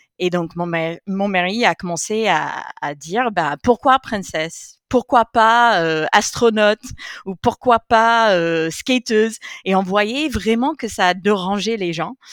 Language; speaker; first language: French; non-native, fluent; English